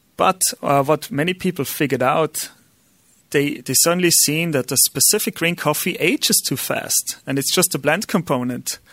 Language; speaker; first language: English; non-native, fluent; German